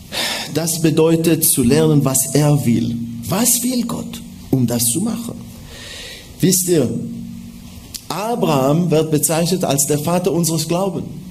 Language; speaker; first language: German; non-native, fluent; Hebrew